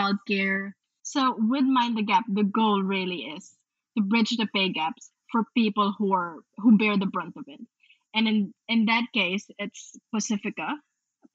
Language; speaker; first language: English; non-native, local second language; Filipino